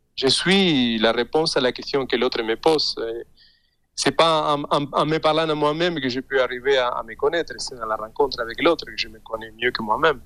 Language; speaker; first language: French; non-native, fluent; Spanish